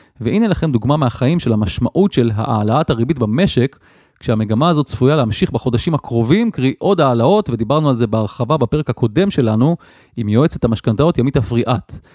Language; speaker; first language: Hebrew; native; Hebrew